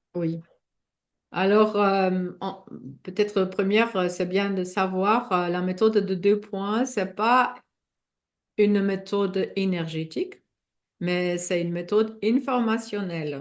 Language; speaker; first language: French; non-native, fluent; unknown